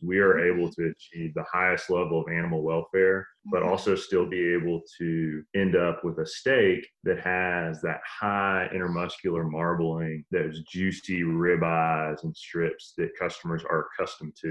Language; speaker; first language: English; native; English